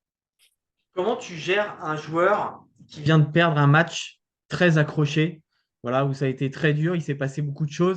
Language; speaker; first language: French; native; French